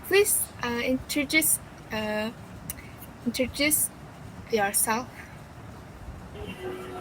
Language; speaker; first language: English; non-native, local second language; Malay